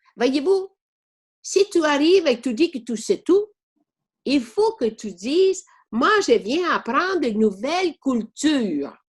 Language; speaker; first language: French; non-native, fluent; Italian